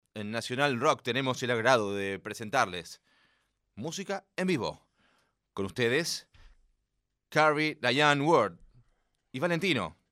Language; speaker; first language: Spanish; native; Spanish